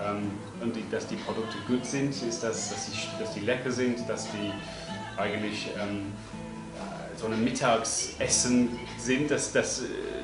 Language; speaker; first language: German; non-native, fluent; English